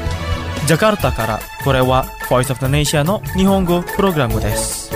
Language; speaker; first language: Japanese; non-native, fluent; Indonesian